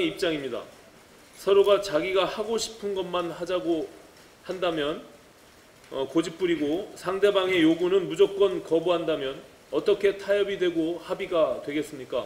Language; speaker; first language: Korean; native; Korean